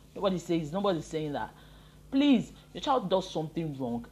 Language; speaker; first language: English; non-native, local second language; Yoruba